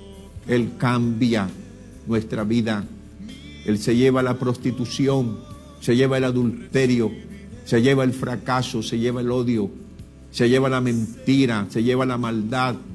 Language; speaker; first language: Spanish; native; Spanish